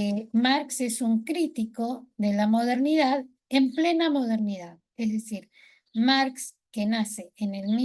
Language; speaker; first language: Spanish; native; Spanish